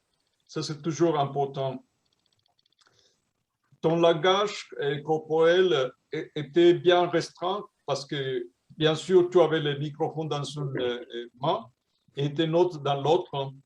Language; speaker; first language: French; non-native, fluent; Spanish